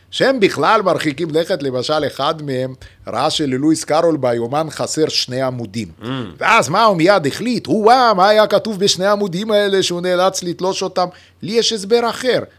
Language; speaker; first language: Hebrew; non-native, fluent; Yiddish